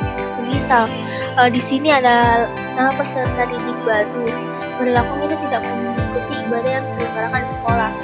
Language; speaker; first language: Indonesian; native; Indonesian